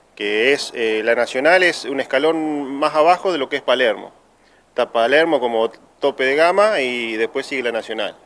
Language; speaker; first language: Spanish; native; Spanish